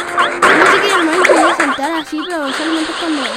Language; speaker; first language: Spanish; native; Spanish